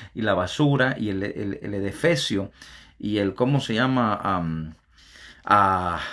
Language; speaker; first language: Spanish; native; Spanish